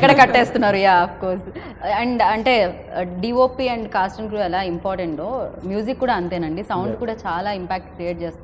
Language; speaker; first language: Telugu; native; Telugu